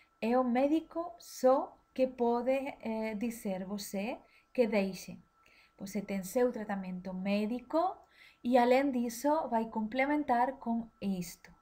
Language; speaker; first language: Portuguese; non-native, learner; Spanish